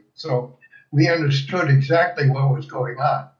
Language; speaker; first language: English; early bilingual, other home language; German